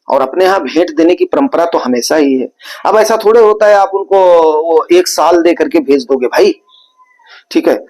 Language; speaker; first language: Hindi; native; Hindi